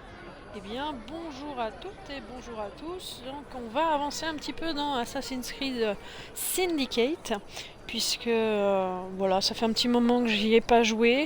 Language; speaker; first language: French; native; French